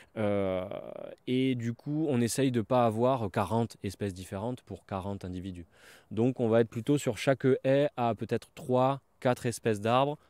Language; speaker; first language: French; native; French